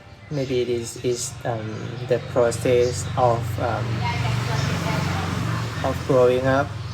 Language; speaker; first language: English; non-native, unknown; Thai